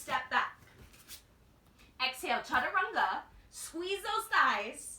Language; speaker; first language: English; native; English